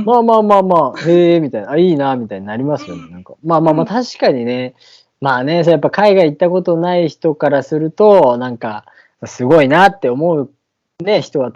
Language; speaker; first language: Japanese; native; Japanese